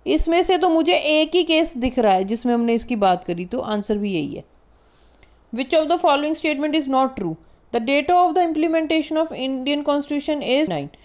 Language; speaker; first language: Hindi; non-native, local second language; Punjabi